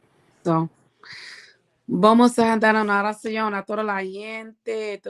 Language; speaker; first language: Spanish; non-native, learner; English